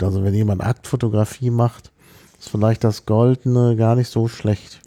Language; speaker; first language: German; native; German